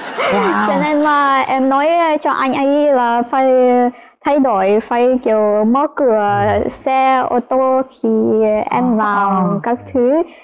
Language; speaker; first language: Vietnamese; non-native, fluent; Ukrainian